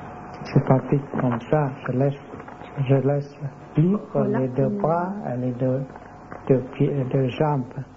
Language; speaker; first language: French; non-native, learner; Vietnamese